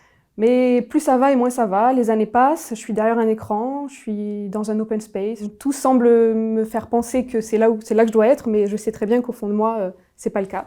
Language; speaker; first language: French; native; French